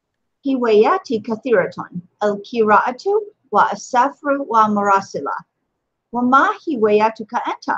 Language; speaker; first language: Arabic; non-native, fluent; English